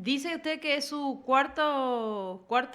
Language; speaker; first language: Spanish; native; Spanish